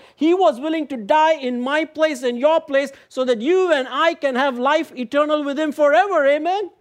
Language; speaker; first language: English; non-native, local second language; Tamil